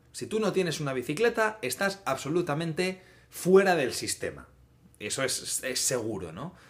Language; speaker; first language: Spanish; native; Spanish